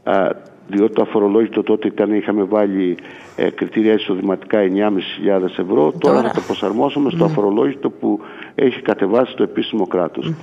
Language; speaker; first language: Greek; native; Greek